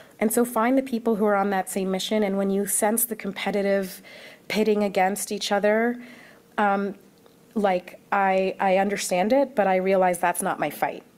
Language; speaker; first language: English; early bilingual, other home language; Arabic